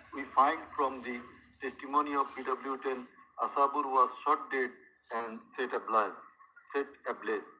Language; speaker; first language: English; non-native, local second language; Bangla